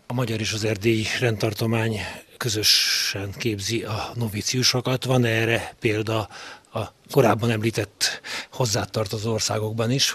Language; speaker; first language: Hungarian; native; Hungarian